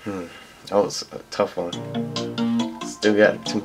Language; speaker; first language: English; native; English